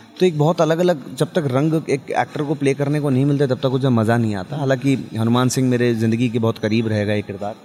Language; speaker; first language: Hindi; native; Hindi